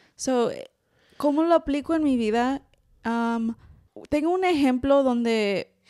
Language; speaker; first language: Spanish; early bilingual, heritage; Spanish